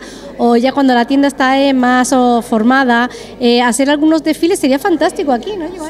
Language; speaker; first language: Spanish; native; Spanish